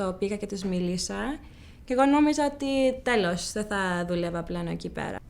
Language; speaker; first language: Greek; early bilingual, heritage; Greek